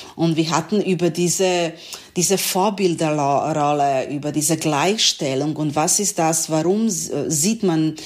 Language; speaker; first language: German; non-native, learner; Serbian